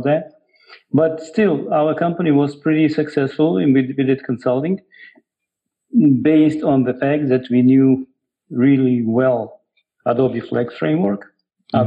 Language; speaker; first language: English; non-native, fluent; Ukrainian